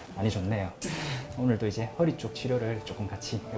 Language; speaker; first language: Korean; native; Korean